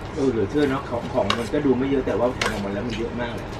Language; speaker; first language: Thai; native; Thai